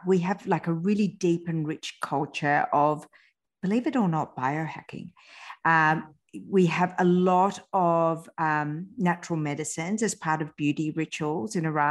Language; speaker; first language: English; early bilingual, other home language; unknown